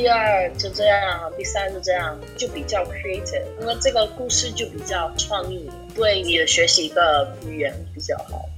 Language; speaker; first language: Chinese; early bilingual, heritage; English